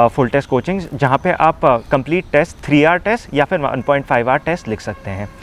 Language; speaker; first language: Hindi; native; Hindi